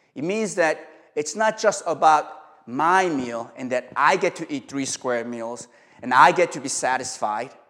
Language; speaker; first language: English; early bilingual, other home language; Korean